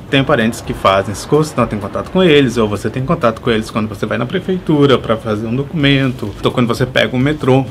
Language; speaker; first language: Portuguese; native; Portuguese